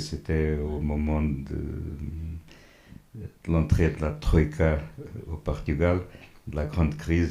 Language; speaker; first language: French; non-native, fluent; Portuguese